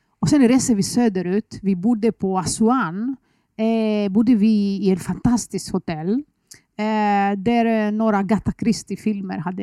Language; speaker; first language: Swedish; non-native, fluent; Greek